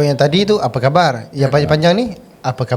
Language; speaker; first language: Malay; native; Malay